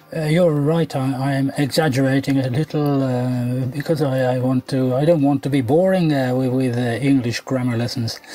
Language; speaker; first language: English; native; English